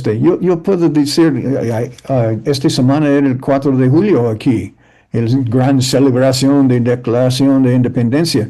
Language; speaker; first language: Spanish; early bilingual, heritage; English